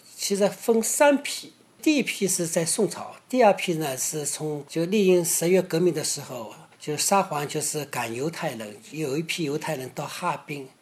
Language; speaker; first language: Chinese; native; Chinese